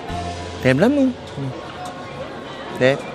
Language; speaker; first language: Vietnamese; non-native, learner; Korean